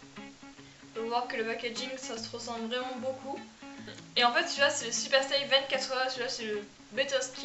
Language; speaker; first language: French; native; French